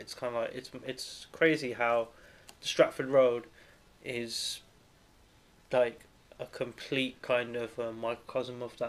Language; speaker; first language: English; native; English